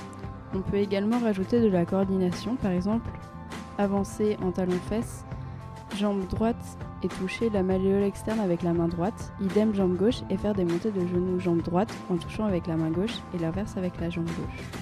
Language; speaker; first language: French; native; French